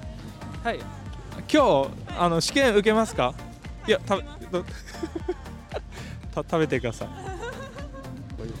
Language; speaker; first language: Japanese; non-native, fluent; Vietnamese